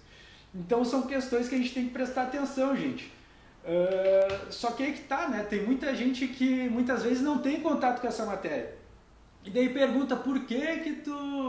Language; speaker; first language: Portuguese; native; Portuguese